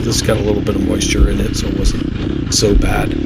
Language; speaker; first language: English; native; English